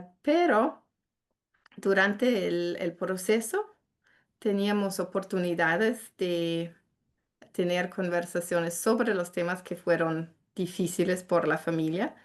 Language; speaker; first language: Spanish; non-native, fluent; English